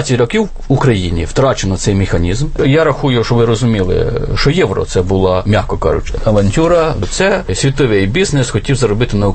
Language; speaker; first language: Ukrainian; native; Ukrainian